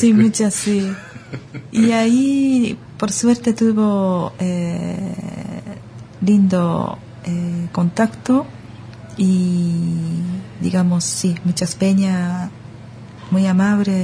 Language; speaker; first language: Spanish; non-native, learner; Japanese